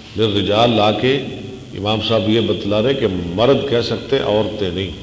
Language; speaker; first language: Urdu; non-native, local second language; Punjabi